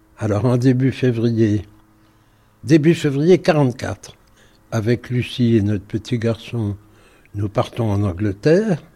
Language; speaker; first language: French; native; French